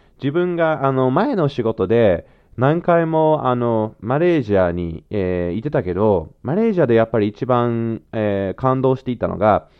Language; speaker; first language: Japanese; non-native, fluent; English